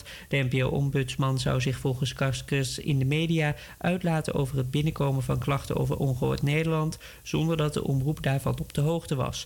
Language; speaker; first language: Dutch; native; Dutch